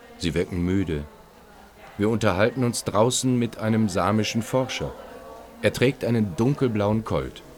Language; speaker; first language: German; native; German